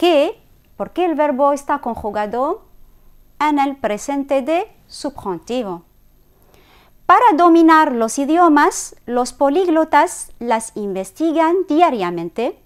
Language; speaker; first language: Spanish; non-native, fluent; Arabic